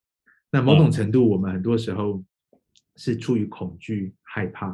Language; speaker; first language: Chinese; native; Chinese